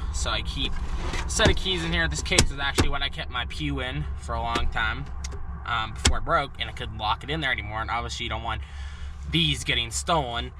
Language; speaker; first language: English; native; English